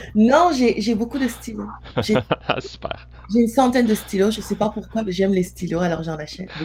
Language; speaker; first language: French; non-native, local second language; Wolof